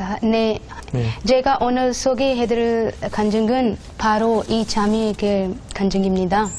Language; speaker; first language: Korean; non-native, learner; Urdu